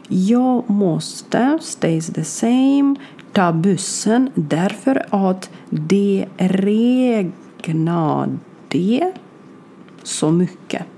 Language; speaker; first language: Swedish; non-native, learner; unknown